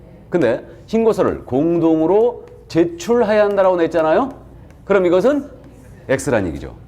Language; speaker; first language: Korean; native; Korean